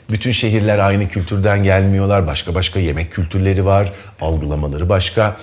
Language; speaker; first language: Turkish; native; Turkish